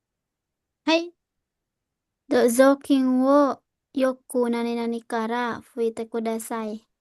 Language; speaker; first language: Japanese; non-native, learner; Indonesian